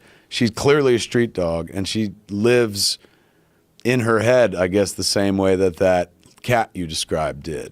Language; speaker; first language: English; native; English